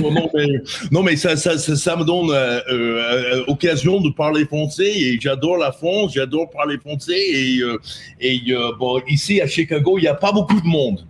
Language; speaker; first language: French; non-native, fluent; English